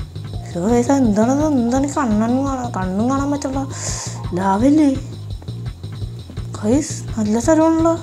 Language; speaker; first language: Malayalam; native; Malayalam